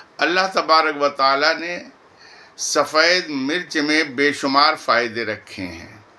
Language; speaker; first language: Urdu; native; Urdu